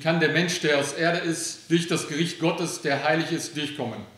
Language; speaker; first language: German; early bilingual, other home language; Aramaic